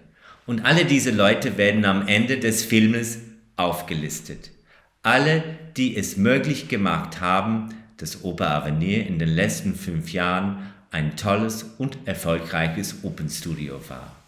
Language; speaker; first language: German; non-native, fluent; English